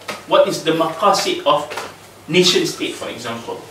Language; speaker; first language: English; non-native, local second language; Malay